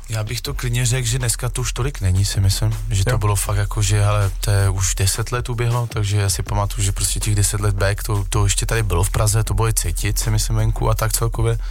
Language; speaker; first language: Czech; early bilingual, other home language; French